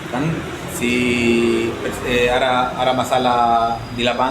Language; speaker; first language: Indonesian; non-native, fluent; Spanish